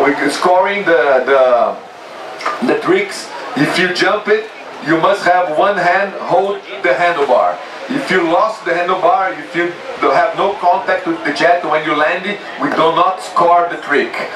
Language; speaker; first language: English; non-native, learner; Portuguese